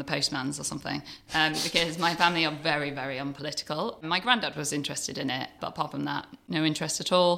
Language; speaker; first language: English; native; English